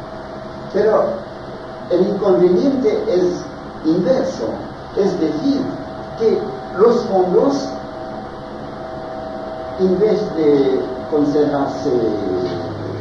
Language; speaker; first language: Spanish; non-native, fluent; French